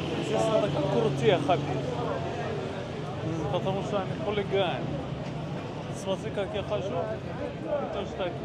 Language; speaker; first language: Russian; non-native, learner; Persian